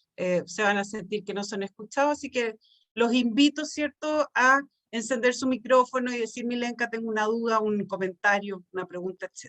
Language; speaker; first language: Spanish; native; Spanish